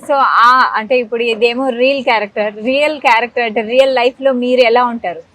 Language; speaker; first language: Telugu; native; Telugu